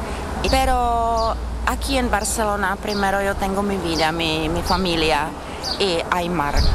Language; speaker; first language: Spanish; non-native, fluent; Czech